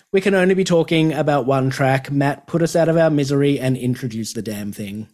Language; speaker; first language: English; native; English